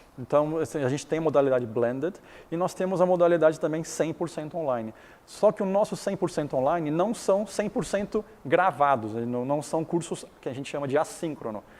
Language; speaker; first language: Portuguese; early bilingual, other home language; Chinese